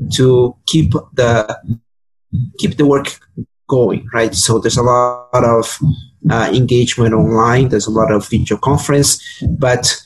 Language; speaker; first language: English; non-native, fluent; Portuguese